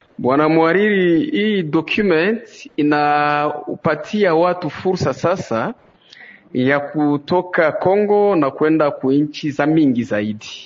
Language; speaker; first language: Swahili; native; Swahili